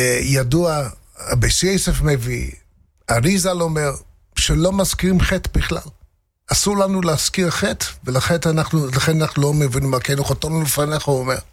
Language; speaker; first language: Hebrew; non-native, fluent; English